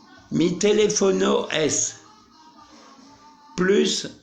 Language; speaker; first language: Spanish; non-native, learner; French